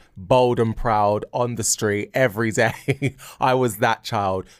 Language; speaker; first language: English; native; English